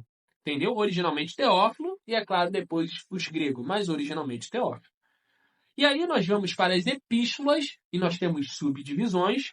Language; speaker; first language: Portuguese; native; Portuguese